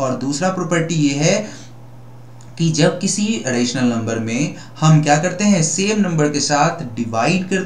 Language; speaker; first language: Hindi; native; Hindi